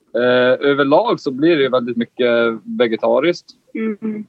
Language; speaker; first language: Swedish; native; Swedish